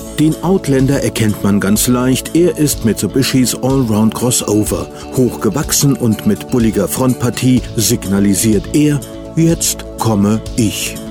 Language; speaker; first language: German; native; German